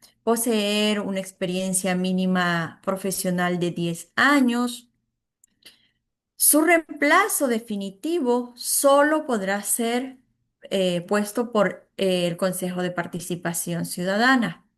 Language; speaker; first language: Spanish; native; Spanish